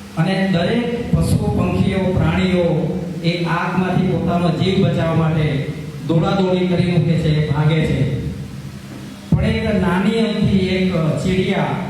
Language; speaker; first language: Gujarati; non-native, local second language; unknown